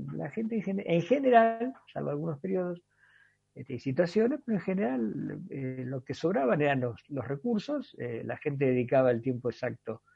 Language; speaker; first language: Spanish; native; Spanish